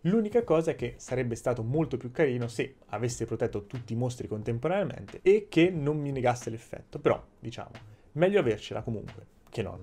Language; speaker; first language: Italian; native; Italian